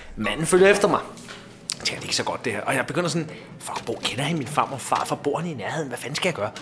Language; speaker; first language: Danish; native; Danish